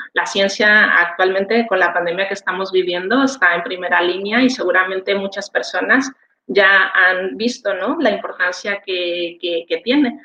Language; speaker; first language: Spanish; native; Spanish